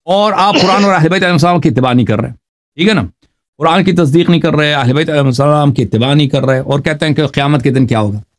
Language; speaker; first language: Urdu; non-native, fluent; Persian